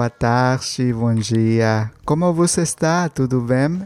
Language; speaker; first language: Portuguese; non-native, learner; Spanish